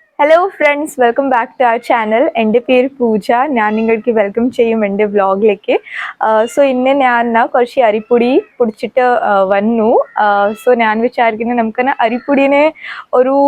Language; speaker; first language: Malayalam; non-native, fluent; Hindi